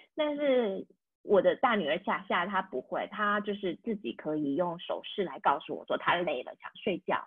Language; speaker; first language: Chinese; native; Chinese